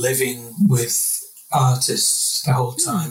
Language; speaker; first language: English; native; English